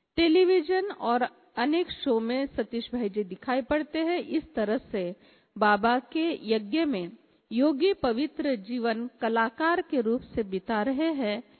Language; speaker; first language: Hindi; native; Hindi